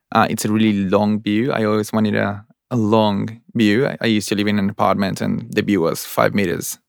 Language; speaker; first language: English; non-native, fluent; Spanish